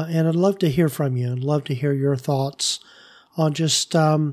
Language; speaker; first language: English; native; English